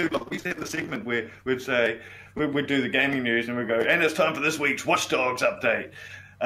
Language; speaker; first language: English; native; English